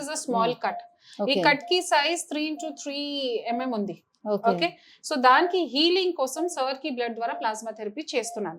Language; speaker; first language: Telugu; non-native, local second language; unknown